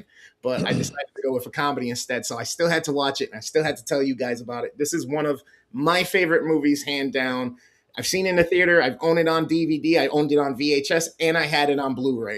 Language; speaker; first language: English; native; English